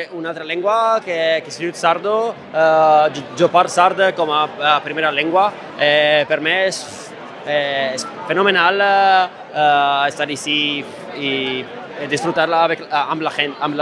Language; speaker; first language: Catalan; non-native, learner; Sardinian